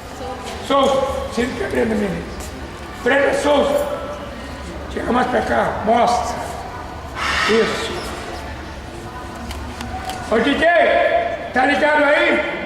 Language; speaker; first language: Portuguese; native; Portuguese